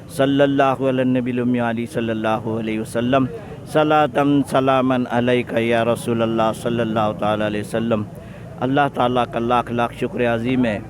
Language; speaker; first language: Urdu; native; Urdu